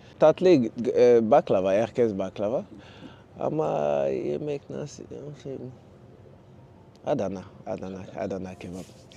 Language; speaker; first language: Turkish; non-native, learner; French